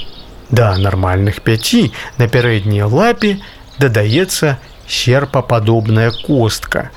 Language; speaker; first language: Belarusian; native; Belarusian